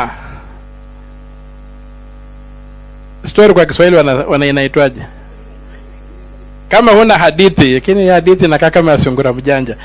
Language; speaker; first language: Swahili; non-native, local second language; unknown